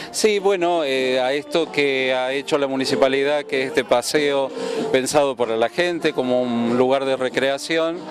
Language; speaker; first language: Spanish; native; Spanish